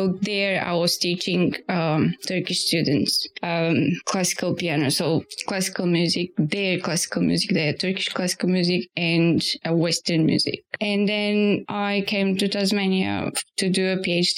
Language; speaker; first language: English; non-native, fluent; Bulgarian